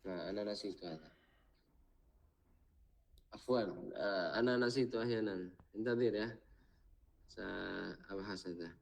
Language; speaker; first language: Arabic; non-native, fluent; Indonesian